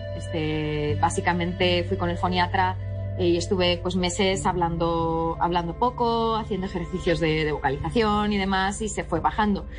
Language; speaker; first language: Spanish; native; Spanish